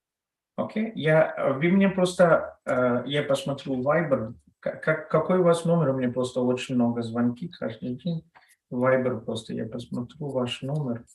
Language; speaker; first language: Russian; non-native, fluent; Telugu